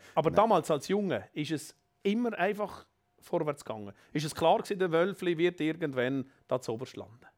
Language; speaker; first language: German; native; German